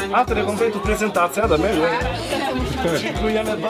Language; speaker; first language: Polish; non-native, learner; Albanian